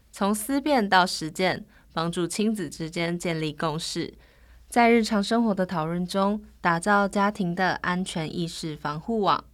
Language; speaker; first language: Chinese; native; Chinese